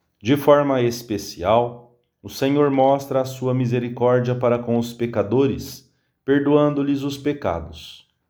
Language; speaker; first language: Portuguese; native; Portuguese